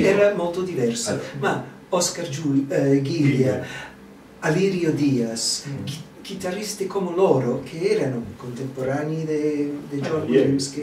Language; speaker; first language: Italian; non-native, fluent; English